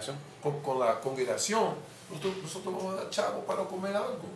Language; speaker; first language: Spanish; non-native, fluent; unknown